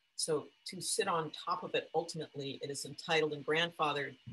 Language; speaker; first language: English; native; English